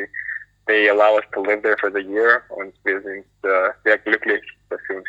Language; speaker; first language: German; early bilingual, other home language; Greek